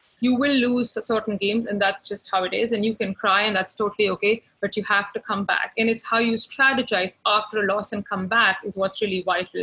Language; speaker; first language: English; non-native, local second language; Hindi